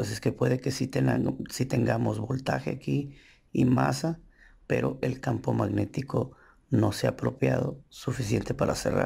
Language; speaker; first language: Spanish; native; Spanish